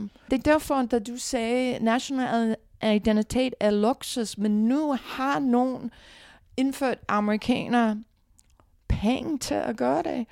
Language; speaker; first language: Danish; non-native, fluent; English